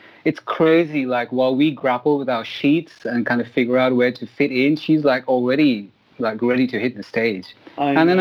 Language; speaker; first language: English; native; English